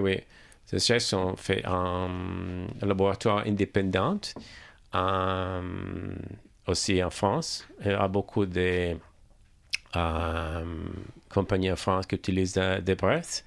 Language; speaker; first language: French; non-native, learner; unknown